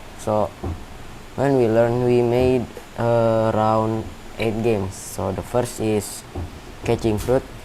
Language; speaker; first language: English; non-native, learner; Indonesian